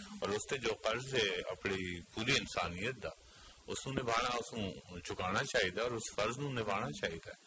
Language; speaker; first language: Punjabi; non-native, local second language; Northern Hindko